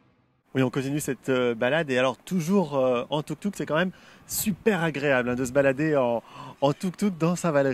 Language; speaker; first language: French; native; French